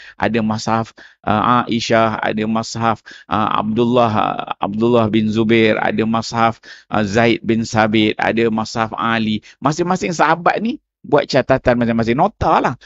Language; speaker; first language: Malay; native; Malay